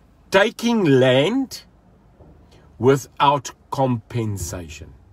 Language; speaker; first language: English; non-native, local second language; Afrikaans